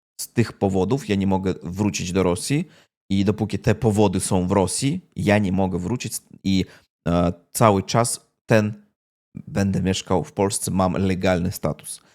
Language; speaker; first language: Polish; non-native, learner; Russian